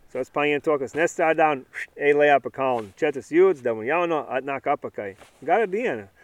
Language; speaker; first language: Latvian; early bilingual, heritage; Latvian